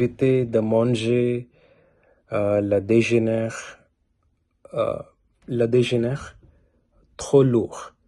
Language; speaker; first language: French; non-native, learner; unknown